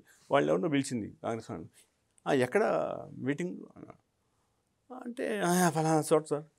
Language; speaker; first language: Telugu; native; Telugu